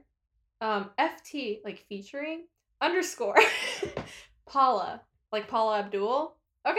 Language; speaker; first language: English; native; English